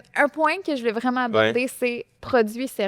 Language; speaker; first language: French; native; French